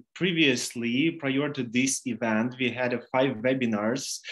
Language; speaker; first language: English; non-native, fluent; Ukrainian